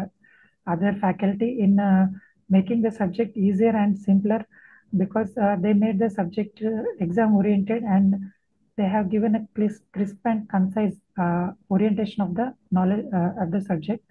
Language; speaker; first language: English; non-native, local second language; Telugu